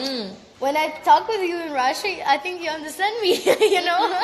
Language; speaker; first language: English; non-native, learner; Russian